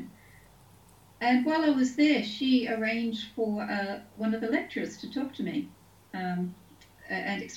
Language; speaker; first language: English; native; English